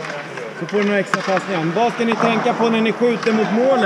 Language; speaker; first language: Swedish; native; Swedish